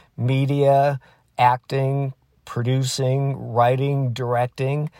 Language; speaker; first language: English; native; English